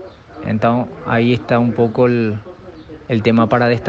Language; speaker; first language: Portuguese; non-native, learner; Spanish